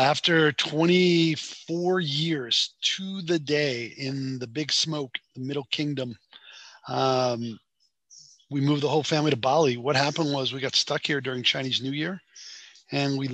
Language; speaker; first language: English; native; English